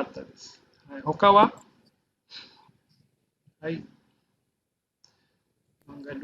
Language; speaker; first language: Japanese; non-native, fluent; Indonesian